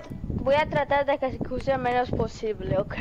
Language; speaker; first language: Spanish; native; Spanish